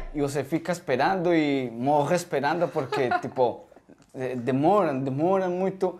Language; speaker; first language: Portuguese; non-native, learner; Spanish